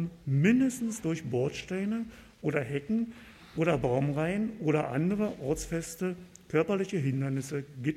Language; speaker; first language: German; native; German